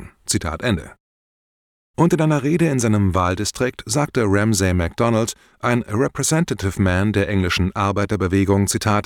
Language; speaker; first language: German; native; German